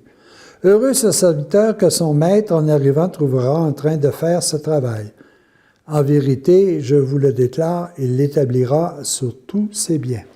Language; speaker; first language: French; native; French